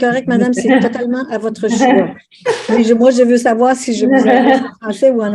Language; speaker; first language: French; native; French